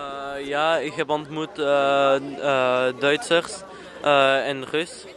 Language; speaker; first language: Dutch; non-native, learner; French